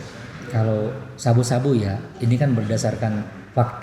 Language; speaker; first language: Indonesian; non-native, local second language; Banjar